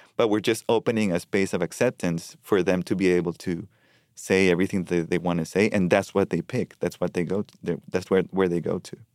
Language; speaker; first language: English; non-native, fluent; Spanish